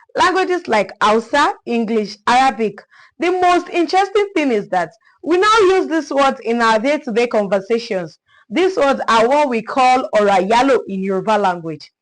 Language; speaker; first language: English; non-native, local second language; Yoruba